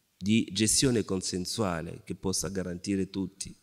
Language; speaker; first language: Italian; non-native, fluent; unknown